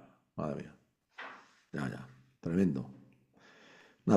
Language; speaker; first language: Spanish; native; Spanish